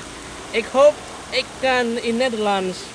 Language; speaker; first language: Dutch; non-native, learner; Indonesian